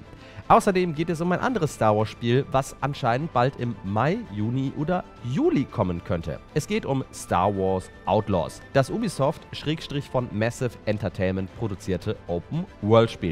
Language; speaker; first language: German; native; German